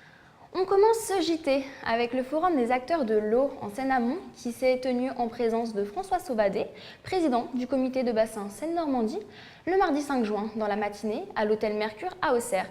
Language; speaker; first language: French; native; French